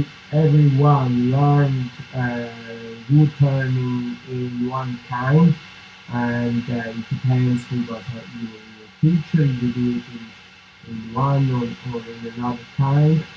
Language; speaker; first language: English; non-native, fluent; Italian